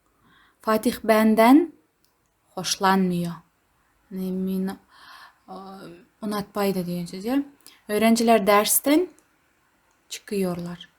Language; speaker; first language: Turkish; non-native, fluent; Kazakh